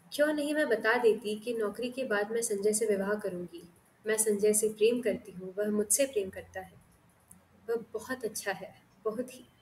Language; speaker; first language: Hindi; non-native, local second language; Marathi